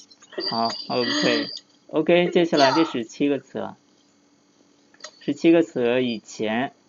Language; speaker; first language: Chinese; non-native, fluent; Lao